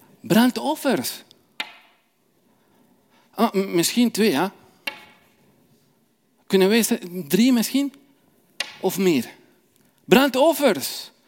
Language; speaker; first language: Dutch; non-native, fluent; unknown